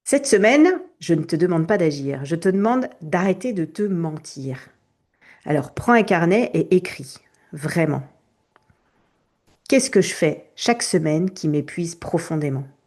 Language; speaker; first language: French; native; French